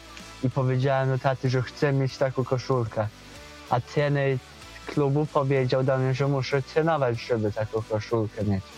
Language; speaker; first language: Polish; early bilingual, heritage; Polish